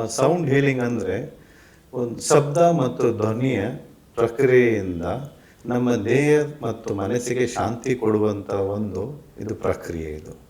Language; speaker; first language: Kannada; non-native, local second language; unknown